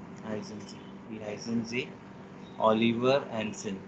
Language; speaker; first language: German; non-native, learner; Hindi